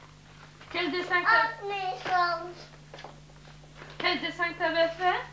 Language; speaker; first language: French; native; French